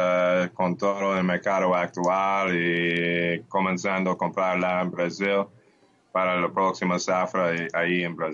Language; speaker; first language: Portuguese; non-native, learner; Spanish